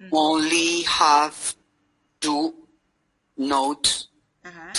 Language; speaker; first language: English; non-native, learner; Spanish